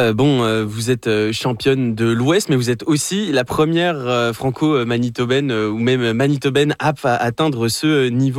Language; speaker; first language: French; native; French